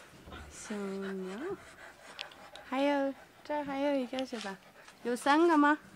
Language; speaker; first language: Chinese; non-native, learner; Norwegian